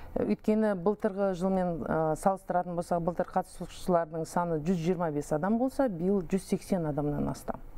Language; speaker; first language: Kazakh; native; Kazakh